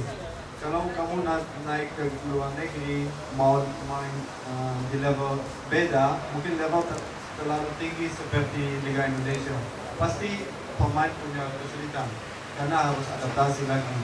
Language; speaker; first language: Indonesian; non-native, fluent; Dutch